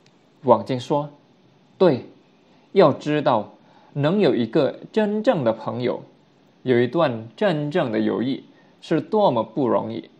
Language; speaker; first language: Chinese; non-native, fluent; Indonesian